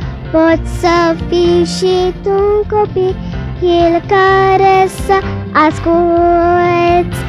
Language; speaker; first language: Romanian; early bilingual, heritage; Romanian